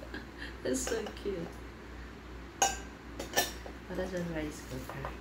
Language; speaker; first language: English; non-native, local second language; Filipino